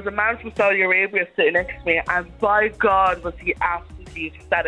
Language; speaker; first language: English; native; English